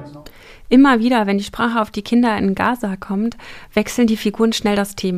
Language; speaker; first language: German; native; German